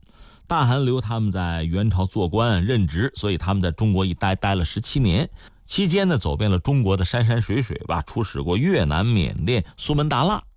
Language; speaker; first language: Chinese; native; Chinese